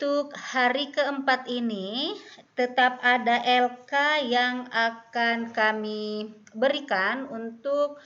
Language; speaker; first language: Indonesian; native; Indonesian